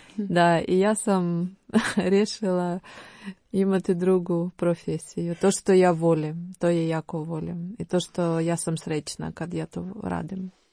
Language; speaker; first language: Croatian; non-native, learner; Ukrainian